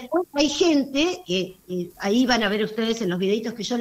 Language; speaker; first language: Spanish; native; Spanish